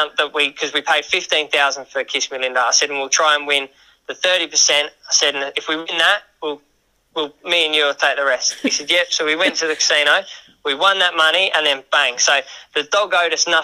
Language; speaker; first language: English; native; English